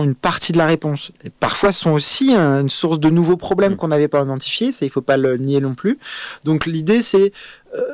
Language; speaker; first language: French; native; French